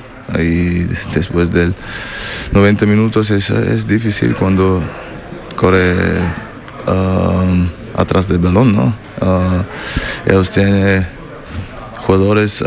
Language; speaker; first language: Spanish; non-native, learner; German